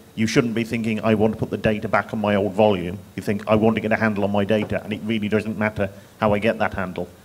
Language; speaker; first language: English; native; English